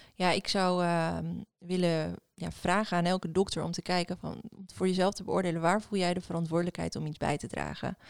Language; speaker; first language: Dutch; early bilingual, other home language; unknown